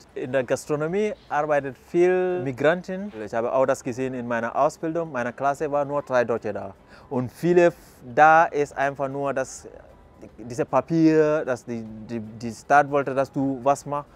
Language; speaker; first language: German; non-native, fluent; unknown